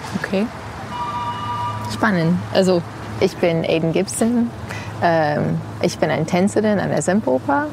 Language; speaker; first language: German; non-native, fluent; English